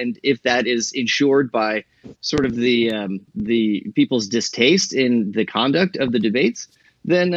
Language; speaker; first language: English; native; English